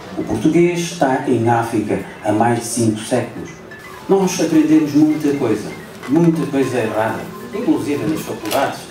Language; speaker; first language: Portuguese; non-native, local second language; Upper Guinea Crioulo